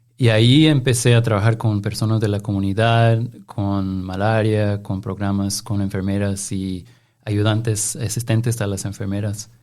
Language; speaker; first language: Spanish; non-native, fluent; English